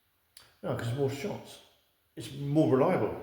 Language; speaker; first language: English; native; English